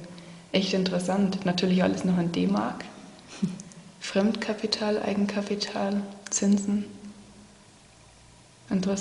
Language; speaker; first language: German; native; German